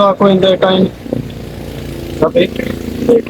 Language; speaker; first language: Filipino; non-native, learner; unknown